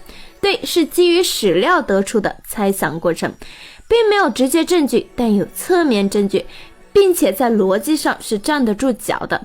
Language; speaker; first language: Chinese; native; Chinese